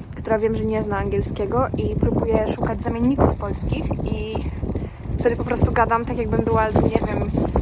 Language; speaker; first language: Polish; native; Polish